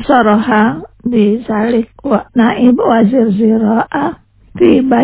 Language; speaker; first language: Arabic; non-native, learner; Indonesian